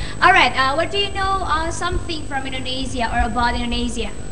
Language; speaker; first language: English; non-native, learner; Javanese